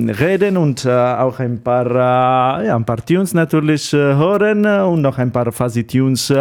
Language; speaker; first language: German; non-native, learner; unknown